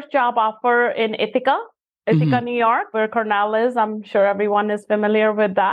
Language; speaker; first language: English; non-native, local second language; Punjabi